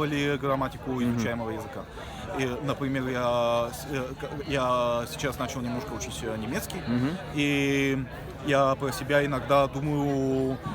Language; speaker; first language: Russian; early bilingual, other home language; Bulgarian